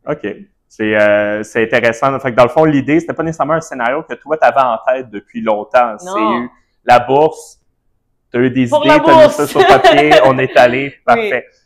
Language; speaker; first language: French; native; French